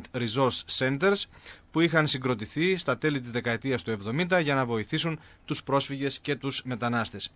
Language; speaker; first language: Greek; native; Greek